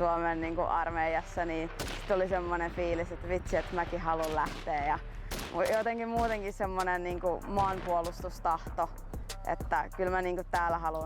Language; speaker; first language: Finnish; native; Finnish